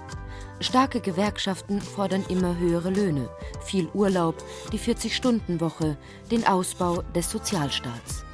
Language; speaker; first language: German; native; German